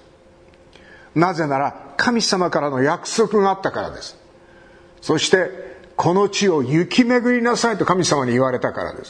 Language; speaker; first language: Japanese; native; Japanese